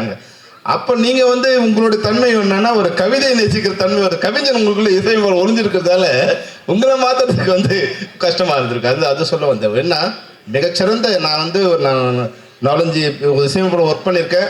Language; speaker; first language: Tamil; native; Tamil